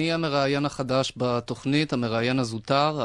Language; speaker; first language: Hebrew; native; Hebrew